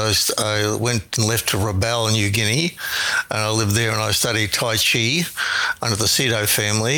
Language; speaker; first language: English; native; English